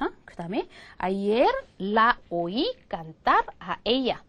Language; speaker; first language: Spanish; non-native, fluent; Korean